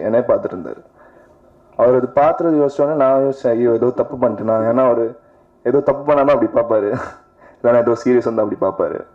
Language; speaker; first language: Tamil; non-native, fluent; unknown